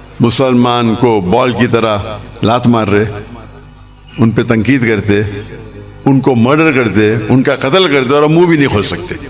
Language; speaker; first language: Urdu; non-native, local second language; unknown